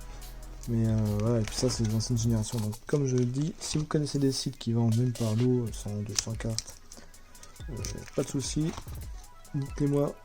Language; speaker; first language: French; native; French